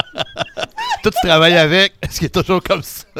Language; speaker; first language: French; native; French